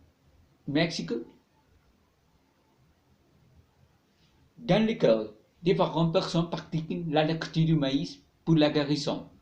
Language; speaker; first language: French; non-native, learner; Spanish